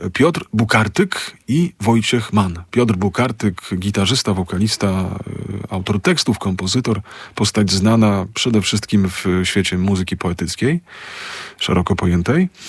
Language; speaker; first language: Polish; native; Polish